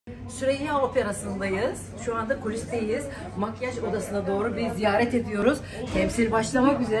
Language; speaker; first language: Turkish; native; Turkish